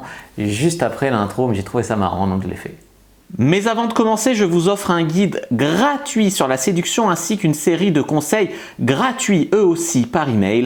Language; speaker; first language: French; native; French